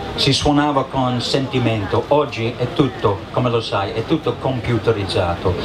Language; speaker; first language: Italian; non-native, fluent; English